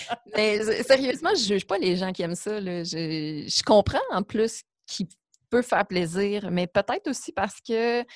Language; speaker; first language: French; native; French